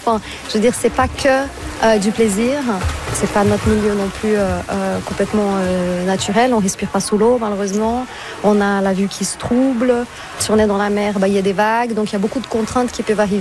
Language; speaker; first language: French; non-native, fluent; Portuguese